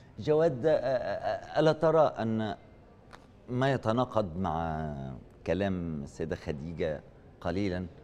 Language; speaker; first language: Arabic; native; Arabic